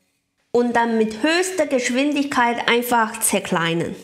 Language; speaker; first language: German; non-native, learner; Chinese